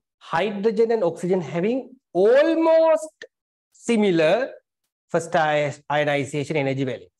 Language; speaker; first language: English; non-native, local second language; Sinhala